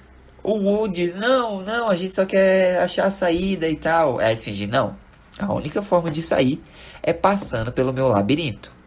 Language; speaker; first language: Portuguese; native; Portuguese